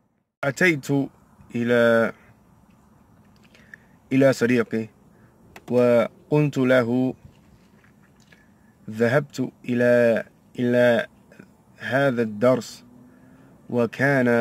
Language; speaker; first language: Arabic; non-native, learner; English